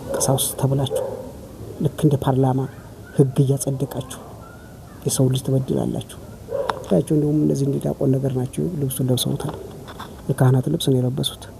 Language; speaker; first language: Amharic; native; Amharic